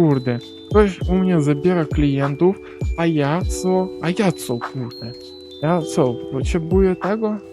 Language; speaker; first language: Polish; non-native, learner; Ukrainian